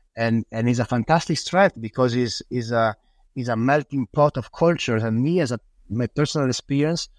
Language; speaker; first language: English; non-native, fluent; Italian